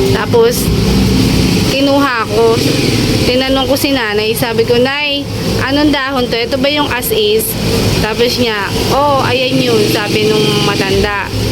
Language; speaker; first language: Filipino; native; Filipino